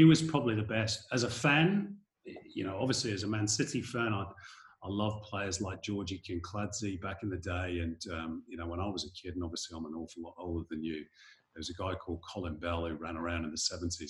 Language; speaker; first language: English; native; English